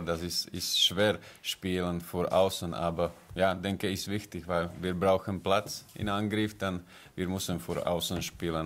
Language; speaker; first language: German; non-native, learner; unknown